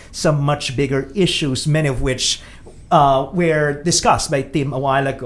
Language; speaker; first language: English; non-native, local second language; Filipino